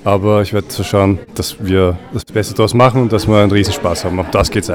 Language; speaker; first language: German; native; German